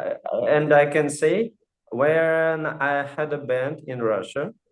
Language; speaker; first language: English; non-native, fluent; Russian